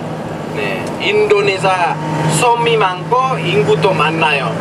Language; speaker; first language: Korean; non-native, learner; Indonesian